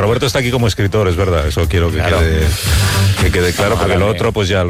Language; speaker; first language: Spanish; native; Spanish